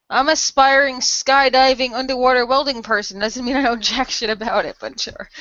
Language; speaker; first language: English; native; English